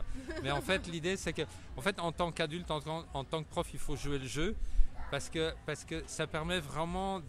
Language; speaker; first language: French; native; French